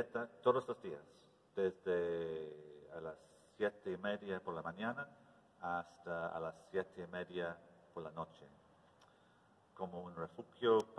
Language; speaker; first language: Spanish; non-native, learner; English